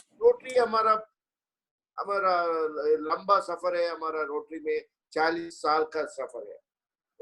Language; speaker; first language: Hindi; non-native, local second language; Telugu